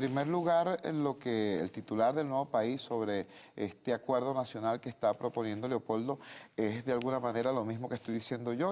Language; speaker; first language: Spanish; native; Spanish